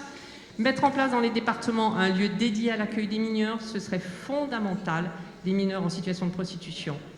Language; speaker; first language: French; native; French